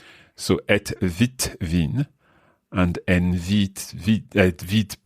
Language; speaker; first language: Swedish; non-native, learner; English